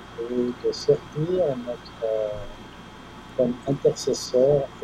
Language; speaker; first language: French; non-native, fluent; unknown